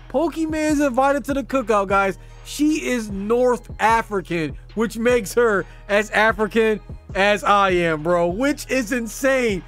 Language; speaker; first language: English; native; English